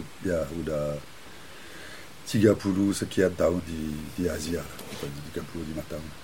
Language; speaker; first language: Indonesian; non-native, fluent; French